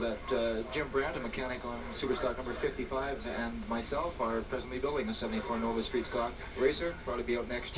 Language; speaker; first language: English; native; English